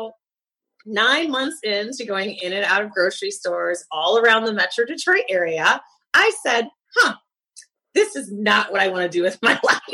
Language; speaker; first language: English; native; English